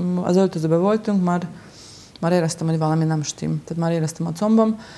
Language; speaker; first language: Hungarian; non-native, fluent; Russian